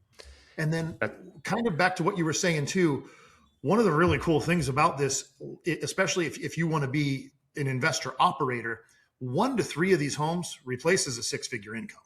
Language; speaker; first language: English; native; English